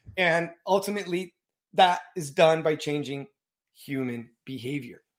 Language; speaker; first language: English; native; English